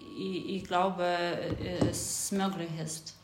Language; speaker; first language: German; non-native, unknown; Ukrainian